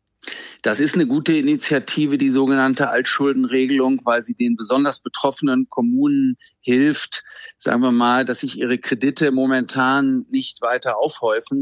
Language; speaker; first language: German; native; German